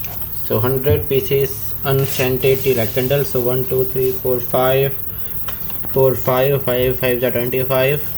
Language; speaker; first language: English; non-native, local second language; Hindi